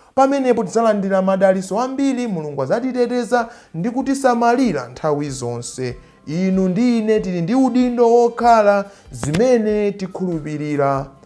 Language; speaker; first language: Nyanja; non-native, local second language; Tumbuka